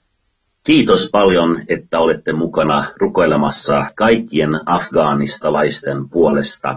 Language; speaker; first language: Finnish; non-native, fluent; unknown